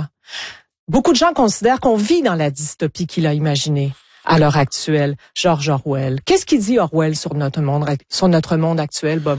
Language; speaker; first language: French; native; French